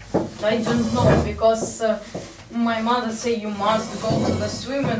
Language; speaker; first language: English; non-native, learner; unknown